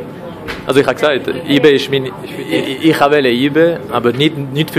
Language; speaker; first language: German; non-native, local second language; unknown